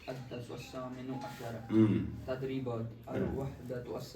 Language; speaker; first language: Arabic; non-native, learner; Kashmiri